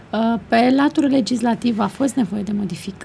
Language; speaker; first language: Romanian; native; Romanian